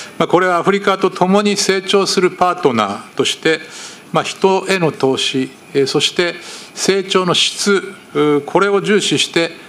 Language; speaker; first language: Japanese; native; Japanese